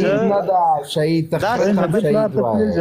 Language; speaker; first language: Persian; non-native, local second language; Pashto